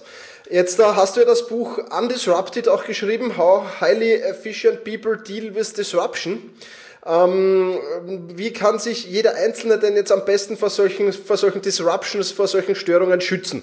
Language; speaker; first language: German; native; German